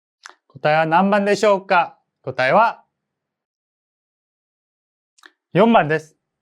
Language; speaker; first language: Japanese; non-native, fluent; Korean